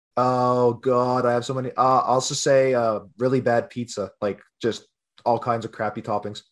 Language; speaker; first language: English; native; English